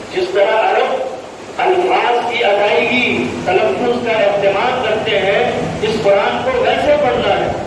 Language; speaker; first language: Urdu; native; Urdu